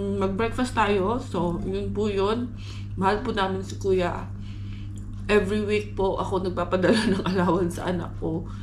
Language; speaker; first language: Filipino; non-native, local second language; Cebuano